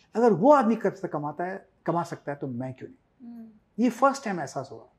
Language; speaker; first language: Hindi; non-native, local second language; Sindhi